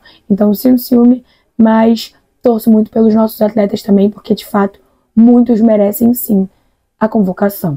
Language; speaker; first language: Portuguese; native; Portuguese